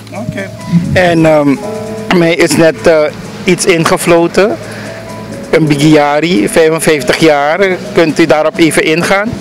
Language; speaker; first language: Dutch; native; Dutch